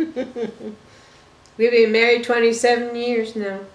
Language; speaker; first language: English; native; English